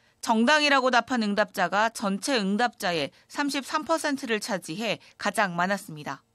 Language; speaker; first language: Korean; native; Korean